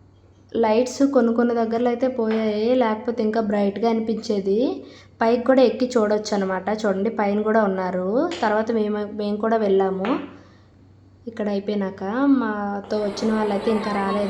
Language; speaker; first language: Telugu; native; Telugu